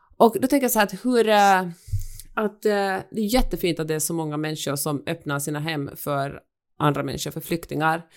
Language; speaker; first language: Swedish; native; Swedish